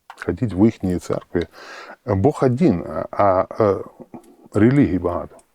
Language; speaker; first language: Ukrainian; native; Ukrainian